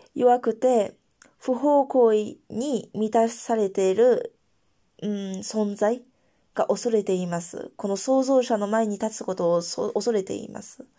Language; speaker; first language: Japanese; non-native, fluent; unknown